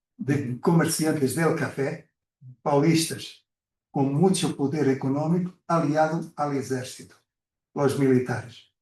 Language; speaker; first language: Spanish; non-native, fluent; Portuguese